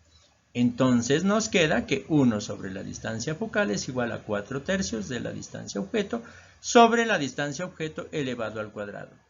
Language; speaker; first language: Spanish; native; Spanish